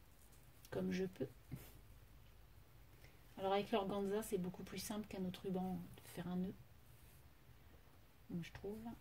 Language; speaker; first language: French; native; French